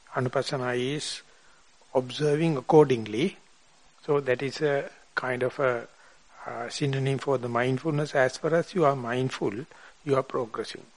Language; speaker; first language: English; non-native, local second language; Sinhala